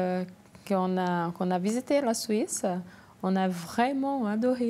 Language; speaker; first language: French; non-native, learner; Portuguese